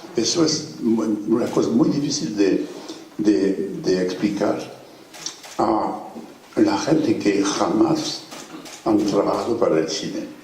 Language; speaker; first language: Spanish; non-native, fluent; French